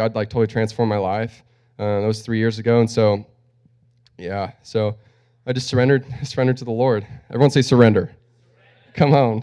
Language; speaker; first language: English; native; English